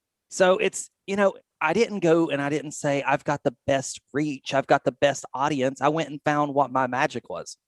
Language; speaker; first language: English; native; English